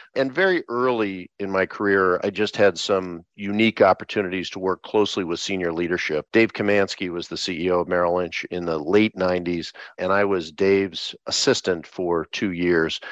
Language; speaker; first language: English; native; English